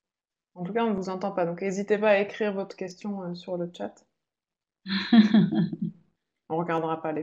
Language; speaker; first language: French; native; French